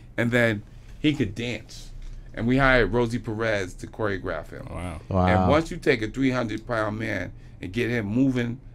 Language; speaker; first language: English; native; English